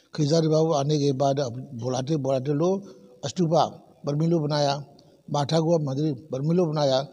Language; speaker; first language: Hindi; non-native, fluent; Burmese